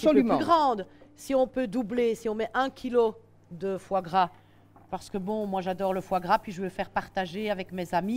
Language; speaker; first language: French; native; French